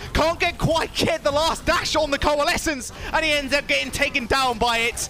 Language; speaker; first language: English; native; English